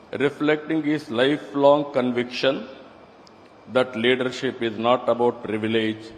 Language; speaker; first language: English; non-native, local second language; Telugu